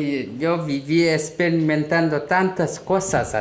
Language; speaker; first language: Spanish; non-native, learner; Korean